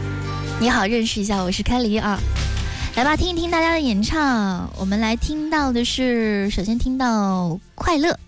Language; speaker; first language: Chinese; native; Chinese